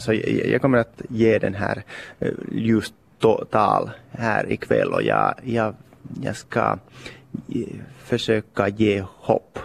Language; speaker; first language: Swedish; non-native, local second language; Finnish